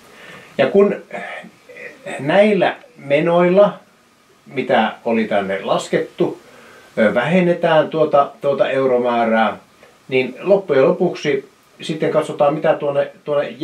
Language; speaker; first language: Finnish; native; Finnish